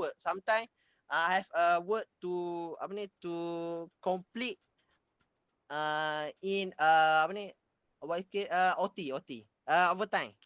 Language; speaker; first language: English; non-native, local second language; Malay